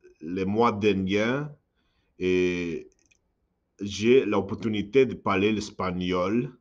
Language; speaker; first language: French; non-native, learner; English